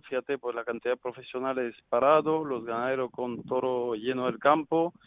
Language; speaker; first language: Spanish; non-native, fluent; French